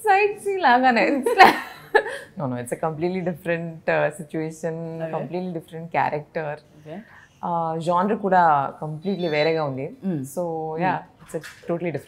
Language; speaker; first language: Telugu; non-native, learner; Kannada